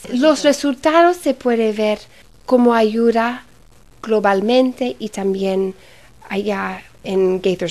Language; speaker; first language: Spanish; early bilingual, heritage; Spanish